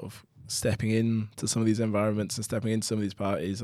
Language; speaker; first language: English; native; English